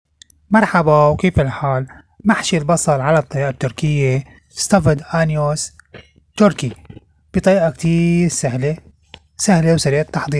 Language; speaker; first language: Arabic; native; Arabic